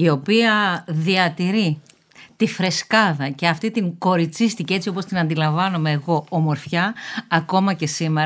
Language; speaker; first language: Greek; native; Greek